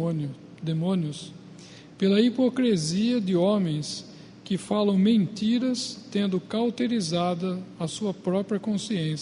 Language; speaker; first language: Portuguese; native; Portuguese